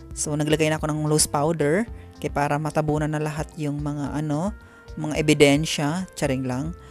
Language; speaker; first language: Filipino; non-native, local second language; Cebuano